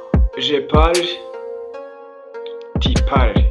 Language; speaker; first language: French; non-native, local second language; Kinyarwanda